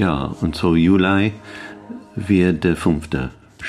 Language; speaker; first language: German; non-native, learner; English